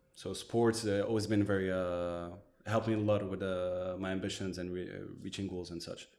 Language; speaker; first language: English; non-native, fluent; Arabic